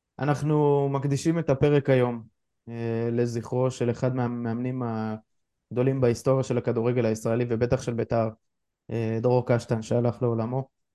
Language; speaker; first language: Hebrew; native; Hebrew